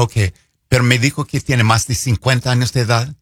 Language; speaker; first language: Spanish; non-native, fluent; English